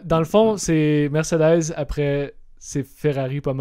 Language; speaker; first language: French; native; French